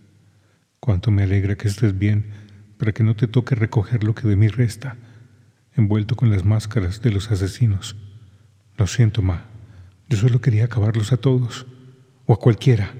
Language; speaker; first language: Spanish; native; Spanish